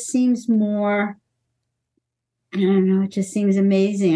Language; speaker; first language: English; native; English